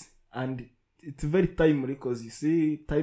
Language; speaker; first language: English; non-native, local second language; Kinyarwanda